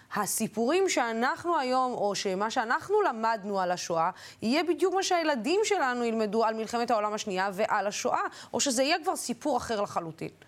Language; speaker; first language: Hebrew; non-native, local second language; Arabic